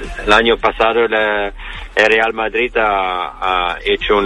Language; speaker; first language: Spanish; non-native, learner; Italian